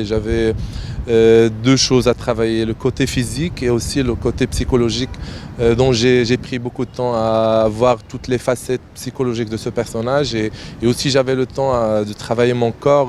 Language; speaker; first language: French; non-native, local second language; Arabic